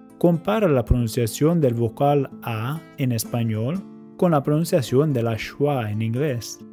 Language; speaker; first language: Spanish; non-native, fluent; English